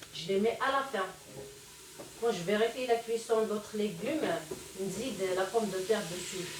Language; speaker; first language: French; non-native, local second language; Arabic